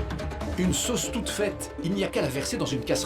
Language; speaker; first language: French; native; French